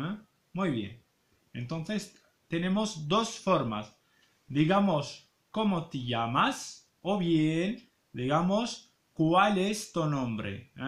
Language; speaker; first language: Spanish; non-native, fluent; Arabic